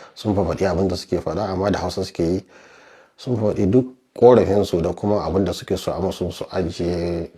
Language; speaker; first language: Hausa; native; Hausa